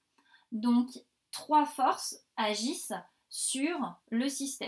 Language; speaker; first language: French; native; French